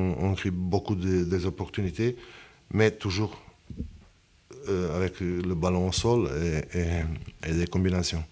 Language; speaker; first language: French; non-native, fluent; Portuguese